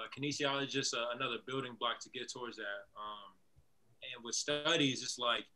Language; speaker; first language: English; native; English